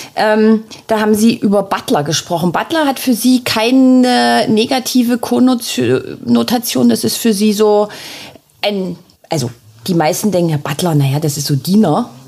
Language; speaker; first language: German; native; German